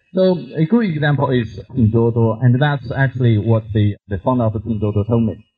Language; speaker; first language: English; non-native, fluent; Chinese